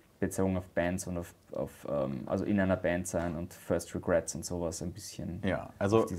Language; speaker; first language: German; native; German